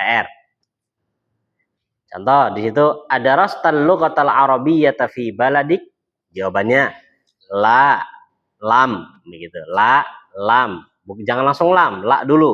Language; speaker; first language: Indonesian; native; Indonesian